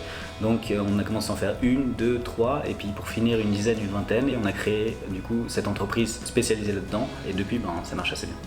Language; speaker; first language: French; native; French